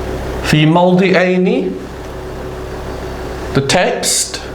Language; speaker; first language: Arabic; non-native, fluent; English